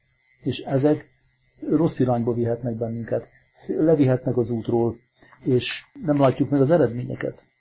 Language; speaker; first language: Hungarian; native; Hungarian